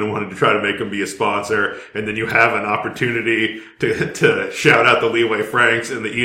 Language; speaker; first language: English; native; English